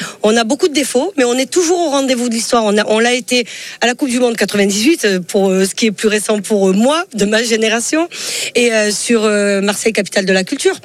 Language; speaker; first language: French; native; French